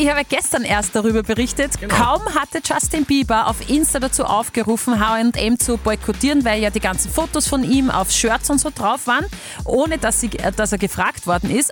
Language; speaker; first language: German; native; German